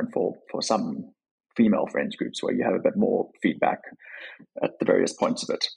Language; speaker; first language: English; native; English